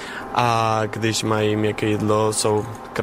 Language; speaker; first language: Czech; non-native, learner; Spanish